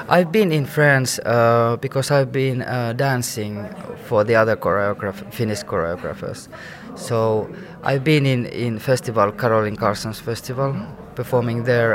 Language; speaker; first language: English; non-native, fluent; Finnish